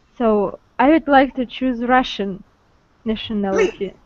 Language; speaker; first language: English; non-native, learner; Russian